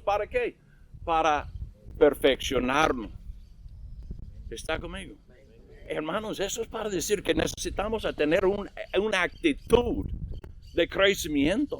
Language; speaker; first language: Spanish; non-native, learner; English